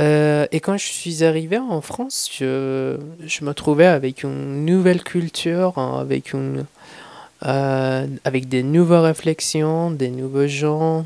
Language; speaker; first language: French; non-native, fluent; Persian